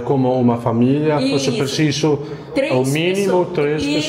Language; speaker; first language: Portuguese; non-native, learner; English